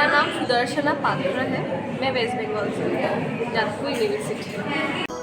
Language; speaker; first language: Hindi; non-native, local second language; Bangla